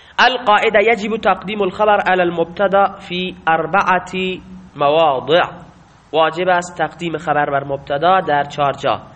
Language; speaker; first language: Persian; non-native, local second language; Baluchi